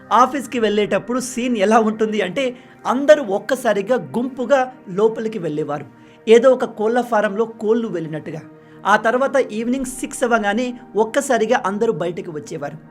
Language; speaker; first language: Telugu; non-native, local second language; Lambadi